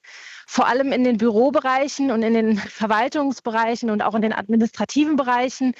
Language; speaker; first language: German; native; German